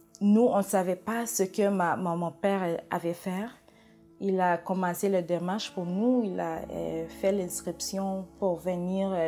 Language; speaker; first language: French; non-native, fluent; Swahili